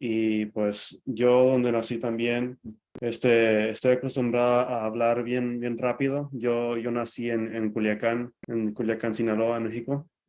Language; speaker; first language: Spanish; early bilingual, other home language; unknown